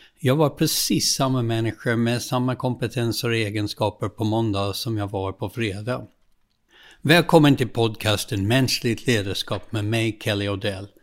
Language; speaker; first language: Swedish; non-native, fluent; English